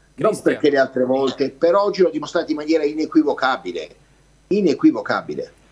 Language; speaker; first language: Italian; native; Italian